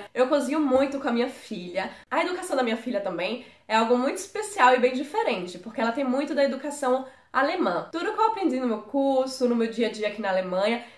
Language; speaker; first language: Portuguese; native; Portuguese